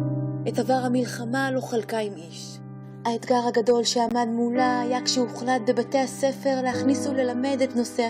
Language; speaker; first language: Hebrew; native; Hebrew